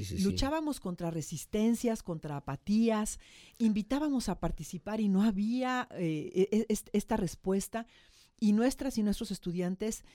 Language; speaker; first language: Spanish; native; Spanish